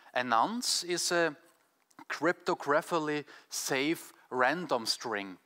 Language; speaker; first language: English; non-native, fluent; German